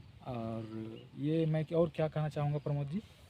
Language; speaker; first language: Hindi; native; Hindi